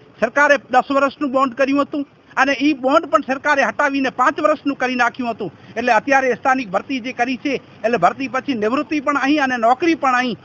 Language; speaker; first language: Gujarati; non-native, local second language; Kachhi